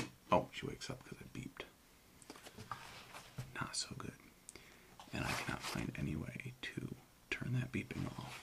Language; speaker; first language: English; native; English